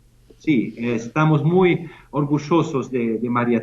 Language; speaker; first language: Spanish; non-native, fluent; German